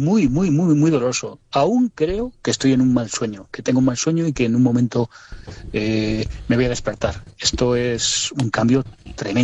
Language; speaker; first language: Spanish; native; Spanish